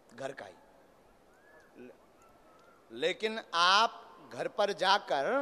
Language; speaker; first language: Hindi; native; Hindi